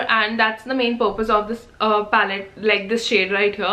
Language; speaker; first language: English; non-native, local second language; Hindi